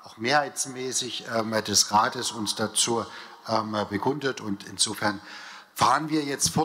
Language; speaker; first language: German; native; German